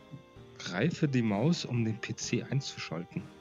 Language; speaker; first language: German; native; German